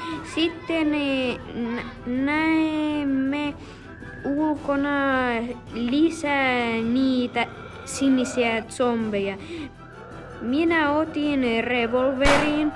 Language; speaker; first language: Finnish; non-native, learner; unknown